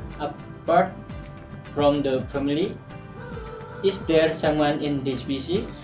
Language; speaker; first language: English; non-native, learner; Indonesian